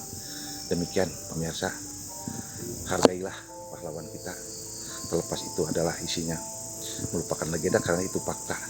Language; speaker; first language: Indonesian; native; Indonesian